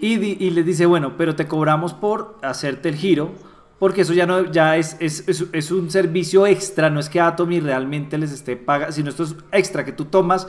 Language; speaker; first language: Spanish; native; Spanish